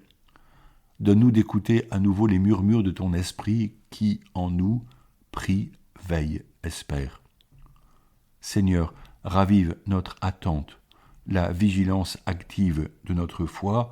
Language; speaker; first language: French; native; French